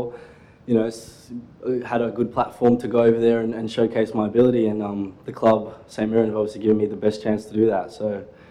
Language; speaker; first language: English; native; English